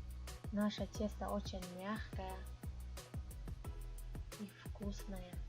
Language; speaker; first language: Russian; non-native, fluent; Tajik